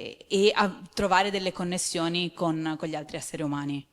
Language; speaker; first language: Italian; native; Italian